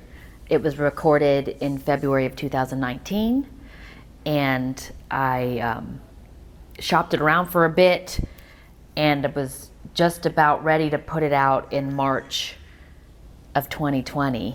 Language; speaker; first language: English; native; English